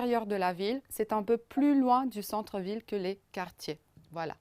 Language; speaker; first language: French; non-native, fluent; Romanian